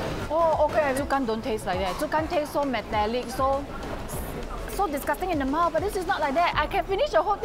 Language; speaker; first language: English; non-native, local second language; Chinese